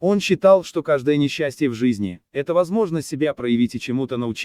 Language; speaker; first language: Russian; native; Russian